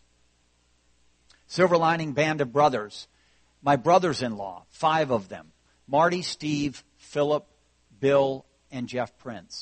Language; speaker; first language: English; native; English